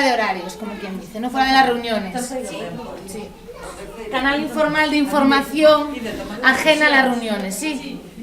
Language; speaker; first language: Spanish; native; Spanish